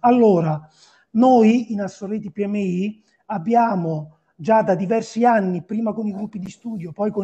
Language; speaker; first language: Italian; native; Italian